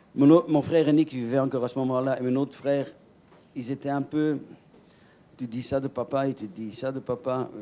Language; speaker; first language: French; native; French